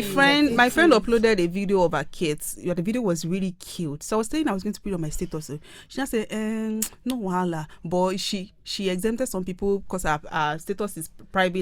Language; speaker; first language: English; non-native, local second language; Yoruba